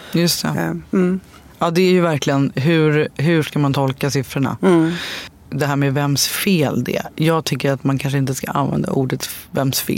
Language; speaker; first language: Swedish; native; Swedish